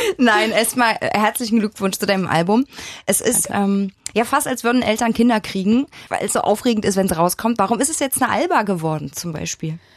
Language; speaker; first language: German; native; German